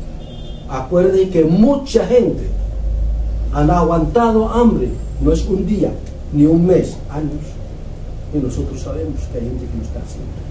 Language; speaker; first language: Spanish; non-native, fluent; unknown